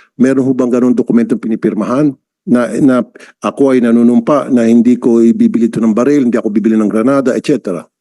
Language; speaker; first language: Filipino; native; Filipino